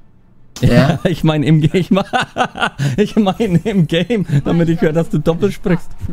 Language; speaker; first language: German; native; German